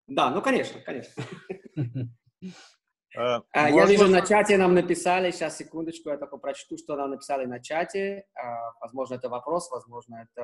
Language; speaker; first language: Russian; native; Russian